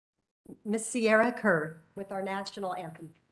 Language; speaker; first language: English; native; English